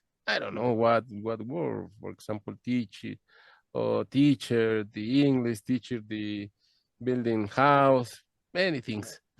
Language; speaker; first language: English; non-native, learner; Spanish